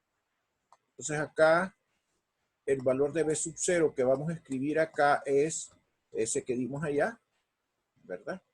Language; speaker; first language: Spanish; native; Spanish